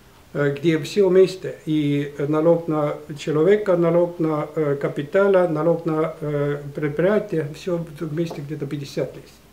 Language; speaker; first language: Russian; non-native, local second language; Estonian